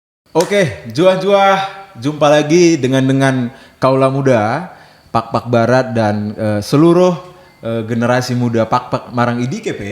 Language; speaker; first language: Indonesian; native; Indonesian